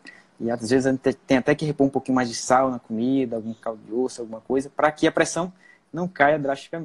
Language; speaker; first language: Portuguese; native; Portuguese